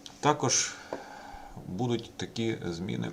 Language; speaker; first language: Ukrainian; native; Ukrainian